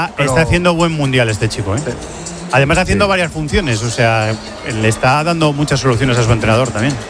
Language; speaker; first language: Spanish; native; Spanish